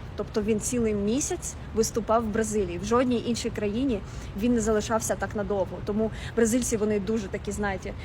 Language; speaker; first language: Ukrainian; native; Ukrainian